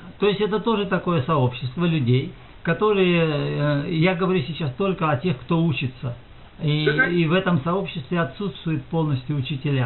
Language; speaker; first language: Russian; native; Russian